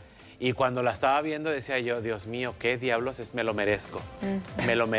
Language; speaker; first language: Spanish; native; Spanish